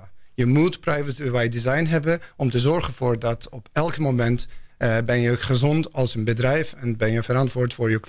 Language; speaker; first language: Dutch; non-native, fluent; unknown